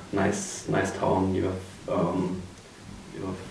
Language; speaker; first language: English; non-native, fluent; German